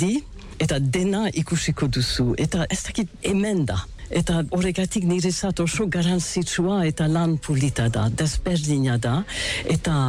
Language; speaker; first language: Basque; non-native, local second language; English